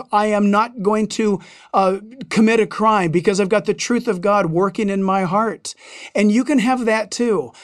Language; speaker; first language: English; native; English